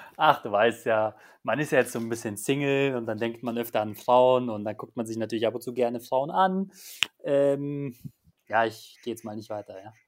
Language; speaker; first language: German; early bilingual, other home language; Polish